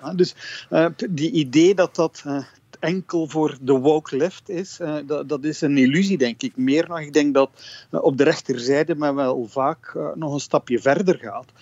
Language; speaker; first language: Dutch; native; Dutch